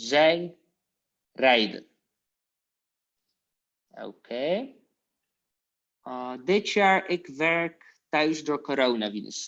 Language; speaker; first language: Dutch; non-native, fluent; Polish